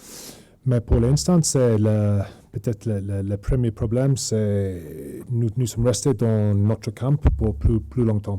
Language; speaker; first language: French; non-native, learner; English